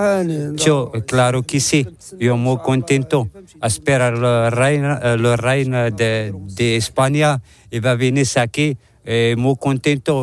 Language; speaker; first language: Spanish; non-native, learner; Arabic